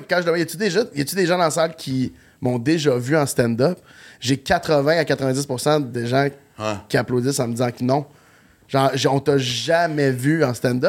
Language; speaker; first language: French; native; French